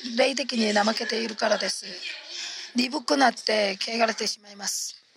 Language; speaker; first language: Japanese; non-native, fluent; Korean